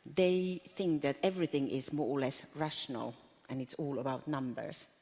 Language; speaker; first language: English; non-native, fluent; Finnish